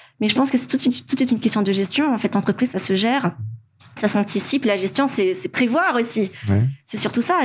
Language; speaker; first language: French; non-native, local second language; Malagasy